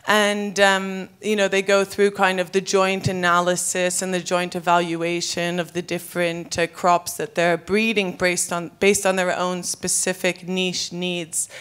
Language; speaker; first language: English; native; English